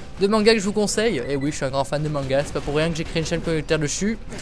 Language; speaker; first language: French; native; French